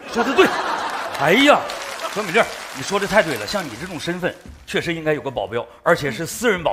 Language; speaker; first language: Chinese; native; Chinese